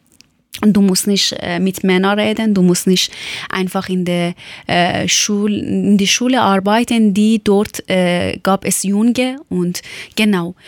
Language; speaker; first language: German; non-native, fluent; Persian